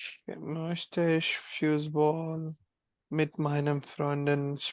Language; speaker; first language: German; non-native, learner; Malayalam